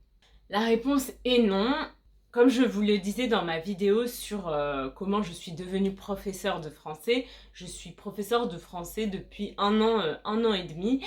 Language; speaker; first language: French; native; French